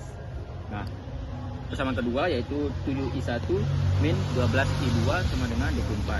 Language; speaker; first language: Indonesian; native; Indonesian